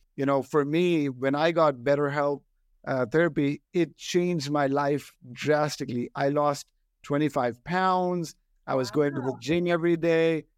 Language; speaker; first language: English; non-native, local second language; Hindi